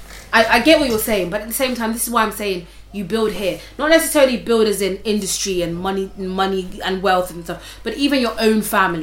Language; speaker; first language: English; native; English